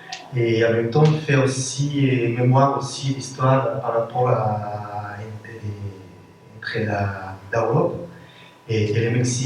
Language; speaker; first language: French; non-native, fluent; Spanish